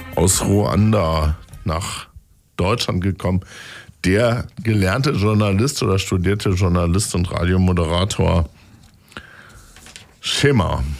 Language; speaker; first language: German; native; German